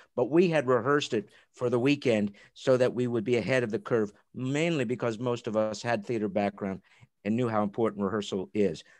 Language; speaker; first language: English; native; English